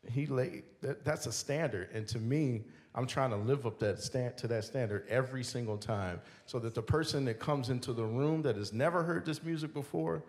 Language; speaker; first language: English; native; English